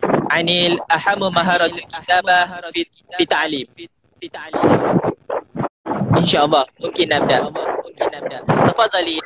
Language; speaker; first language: Arabic; non-native, learner; Indonesian